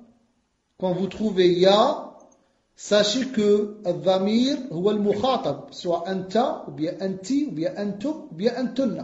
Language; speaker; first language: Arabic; non-native, fluent; French